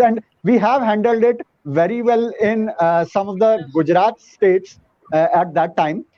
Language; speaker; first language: English; non-native, local second language; Hindi